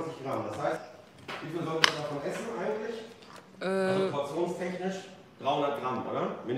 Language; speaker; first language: German; native; German